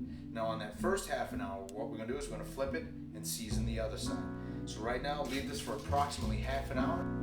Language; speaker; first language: English; native; English